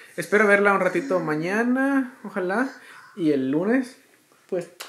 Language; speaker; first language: Spanish; native; Spanish